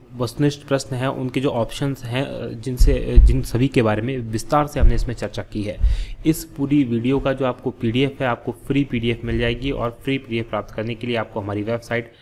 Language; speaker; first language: Hindi; native; Hindi